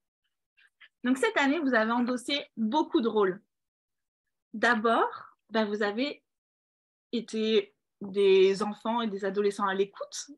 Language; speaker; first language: French; native; French